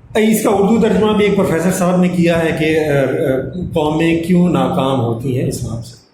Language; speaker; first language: Urdu; non-native, local second language; Punjabi